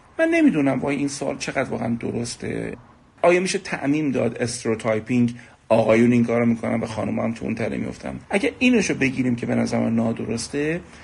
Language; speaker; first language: Persian; native; Persian